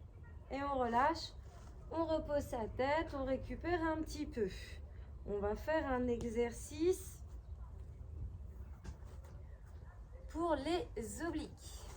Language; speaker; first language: French; native; French